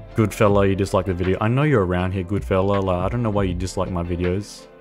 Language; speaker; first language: English; native; English